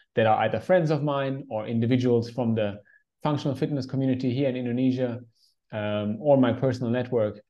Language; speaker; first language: English; non-native, fluent; German